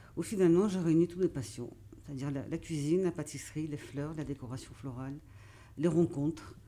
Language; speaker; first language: French; native; French